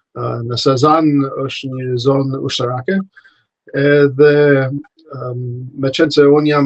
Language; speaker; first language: Albanian; non-native, fluent; English